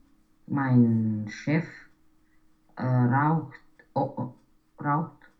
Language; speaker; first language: German; non-native, learner; Romanian